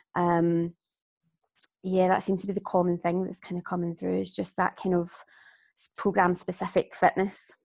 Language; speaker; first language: English; native; English